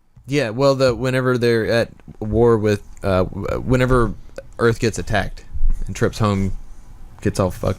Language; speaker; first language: English; native; English